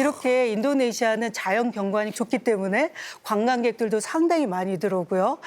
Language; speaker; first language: Korean; native; Korean